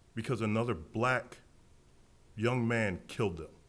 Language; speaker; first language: English; native; English